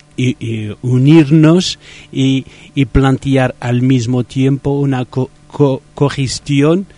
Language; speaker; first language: Spanish; non-native, fluent; Riffian